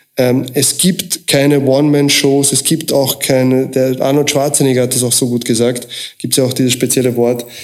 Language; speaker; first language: German; early bilingual, other home language; Croatian